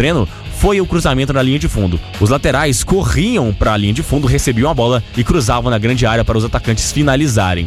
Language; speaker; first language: Portuguese; native; Portuguese